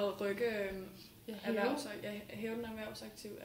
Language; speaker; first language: Danish; native; Danish